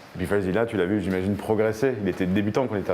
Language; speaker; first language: French; native; French